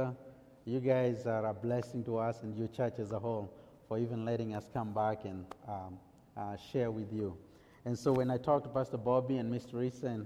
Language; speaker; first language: English; native; English